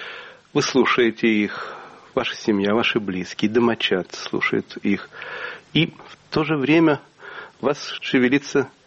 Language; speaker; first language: Russian; native; Russian